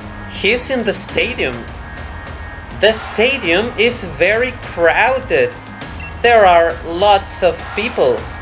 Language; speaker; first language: English; non-native, fluent; Spanish